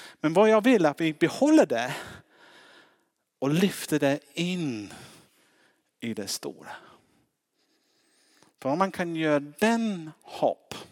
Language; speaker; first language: Swedish; non-native, fluent; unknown